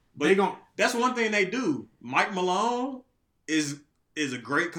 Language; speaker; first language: English; native; English